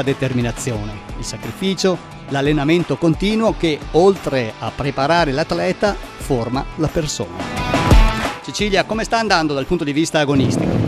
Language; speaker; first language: Italian; native; Italian